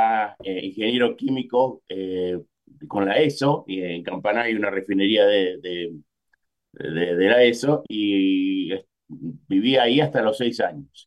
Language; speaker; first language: Spanish; native; Spanish